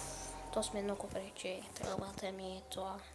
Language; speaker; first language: Bulgarian; non-native, local second language; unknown